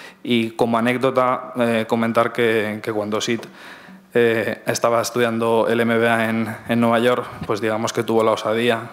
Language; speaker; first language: Spanish; native; Spanish